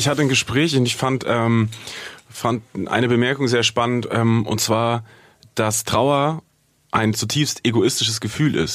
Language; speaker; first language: German; native; German